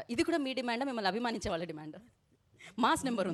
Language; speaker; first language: Telugu; native; Telugu